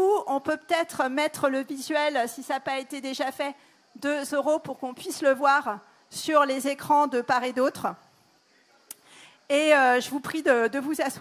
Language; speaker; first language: French; native; French